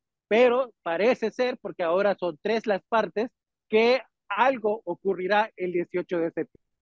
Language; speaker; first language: Spanish; native; Spanish